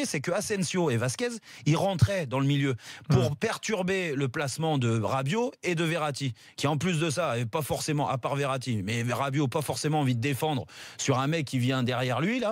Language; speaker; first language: French; native; French